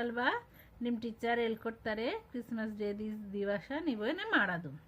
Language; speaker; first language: Kannada; non-native, local second language; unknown